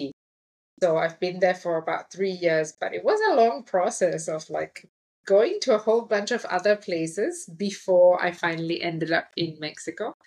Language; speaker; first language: English; native; English